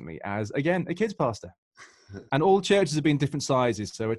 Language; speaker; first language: English; native; English